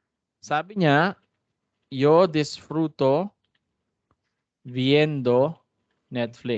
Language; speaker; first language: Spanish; non-native, fluent; Filipino